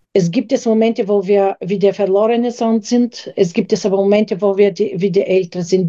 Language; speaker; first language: German; non-native, fluent; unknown